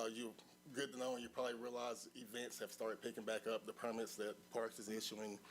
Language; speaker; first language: English; native; English